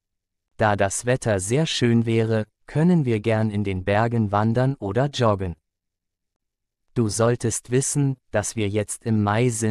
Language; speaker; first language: German; non-native, fluent; Arabic